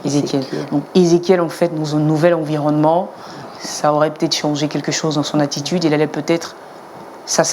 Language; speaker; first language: French; native; French